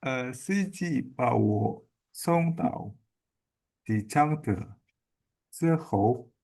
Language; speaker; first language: Chinese; non-native, learner; Indonesian